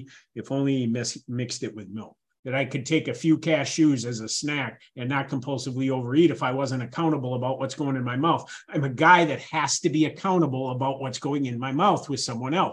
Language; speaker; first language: English; native; English